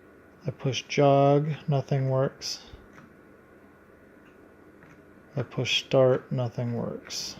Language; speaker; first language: English; native; English